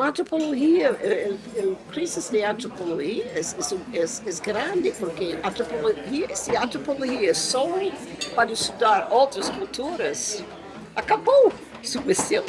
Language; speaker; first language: Spanish; non-native, fluent; English